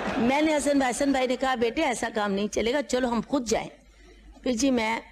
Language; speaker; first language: Urdu; non-native, local second language; Punjabi